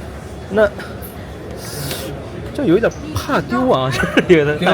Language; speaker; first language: Chinese; non-native, fluent; Korean